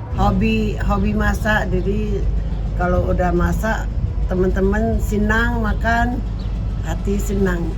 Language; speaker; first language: Indonesian; non-native, local second language; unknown